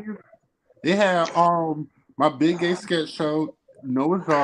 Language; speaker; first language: English; native; English